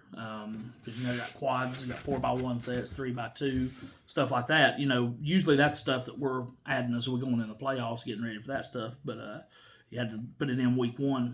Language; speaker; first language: English; native; English